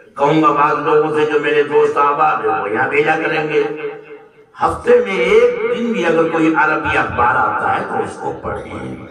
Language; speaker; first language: Urdu; native; Urdu